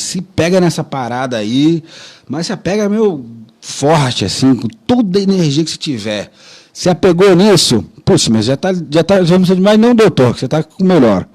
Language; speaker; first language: Portuguese; native; Portuguese